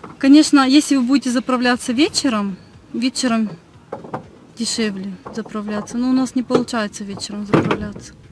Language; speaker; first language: Russian; native; Russian